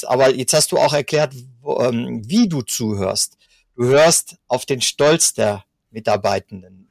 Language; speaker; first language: German; native; German